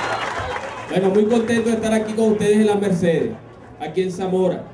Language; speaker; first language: Spanish; native; Spanish